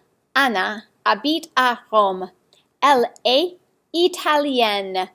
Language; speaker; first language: French; non-native, fluent; English